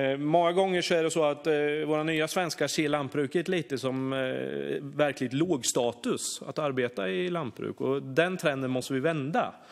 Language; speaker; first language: Swedish; native; Swedish